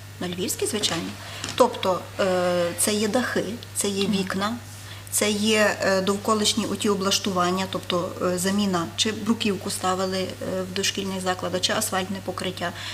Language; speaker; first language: Ukrainian; native; Ukrainian